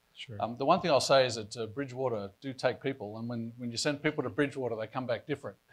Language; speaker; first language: English; native; English